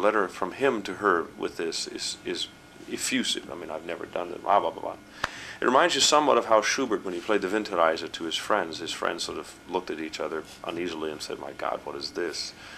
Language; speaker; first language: English; native; English